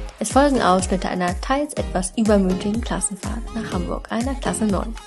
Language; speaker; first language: German; native; German